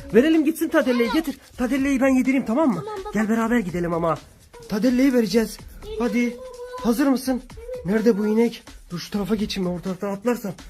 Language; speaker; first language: Turkish; native; Turkish